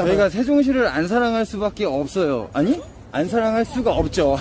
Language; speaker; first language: Korean; native; Korean